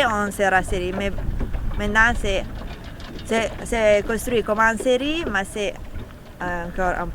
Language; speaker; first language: French; non-native, learner; Italian